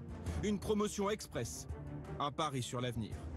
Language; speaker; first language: French; native; French